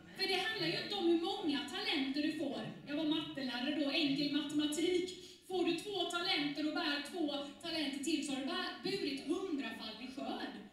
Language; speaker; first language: Swedish; native; Swedish